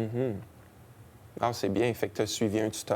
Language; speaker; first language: French; native; French